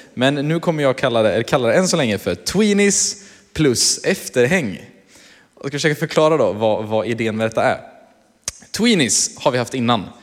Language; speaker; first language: Swedish; native; Swedish